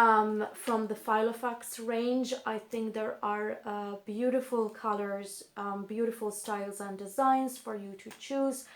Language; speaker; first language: English; non-native, fluent; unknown